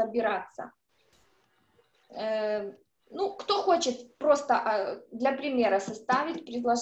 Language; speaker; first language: Russian; native; Russian